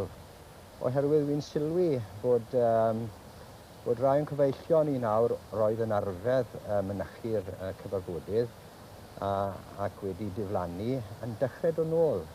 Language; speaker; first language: Welsh; native; Welsh